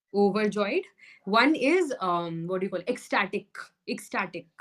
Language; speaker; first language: English; non-native, local second language; Hindi